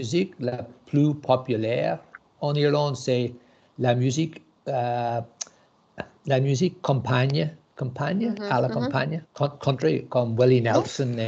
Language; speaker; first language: French; non-native, learner; English